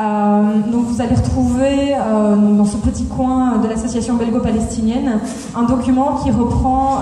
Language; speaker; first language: French; native; French